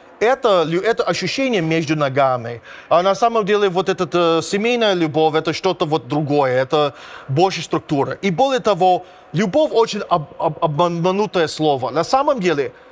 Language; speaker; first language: Russian; non-native, fluent; English